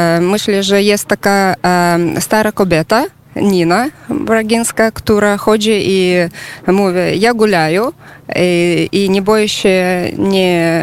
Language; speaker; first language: Polish; non-native, learner; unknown